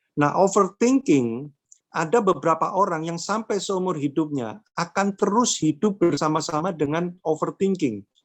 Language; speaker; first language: Indonesian; native; Indonesian